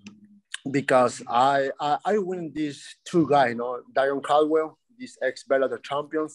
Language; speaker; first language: English; non-native, learner; Spanish